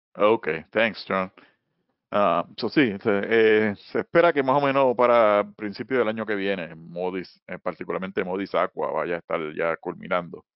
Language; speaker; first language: Spanish; native; Spanish